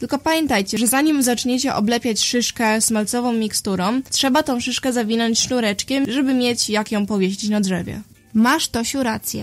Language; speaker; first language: Polish; native; Polish